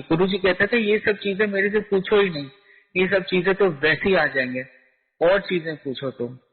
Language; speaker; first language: Hindi; native; Hindi